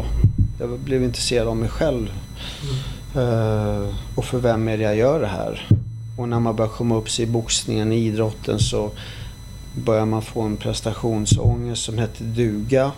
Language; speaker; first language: Swedish; early bilingual, other home language; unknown